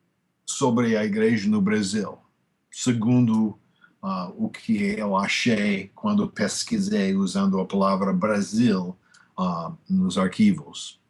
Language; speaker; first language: Portuguese; non-native, fluent; English